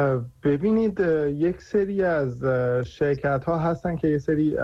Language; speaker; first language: Persian; native; Persian